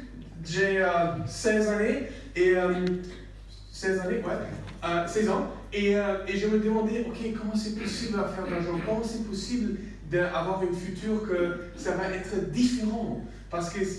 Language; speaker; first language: French; non-native, learner; English